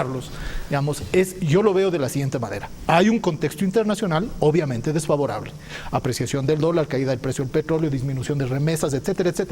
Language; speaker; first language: Spanish; native; Spanish